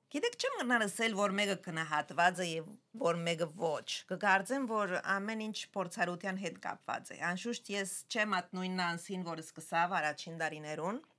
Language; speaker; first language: Armenian; early bilingual, heritage; Armenian